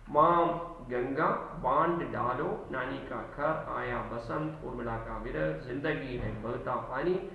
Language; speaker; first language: Hindi; non-native, local second language; Malayalam